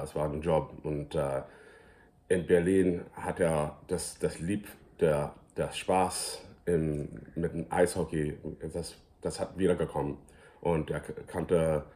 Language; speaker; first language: German; early bilingual, heritage; English